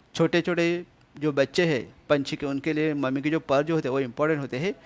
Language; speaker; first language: Hindi; non-native, local second language; Marathi